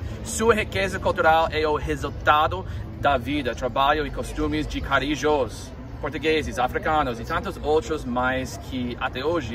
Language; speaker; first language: Portuguese; non-native, fluent; English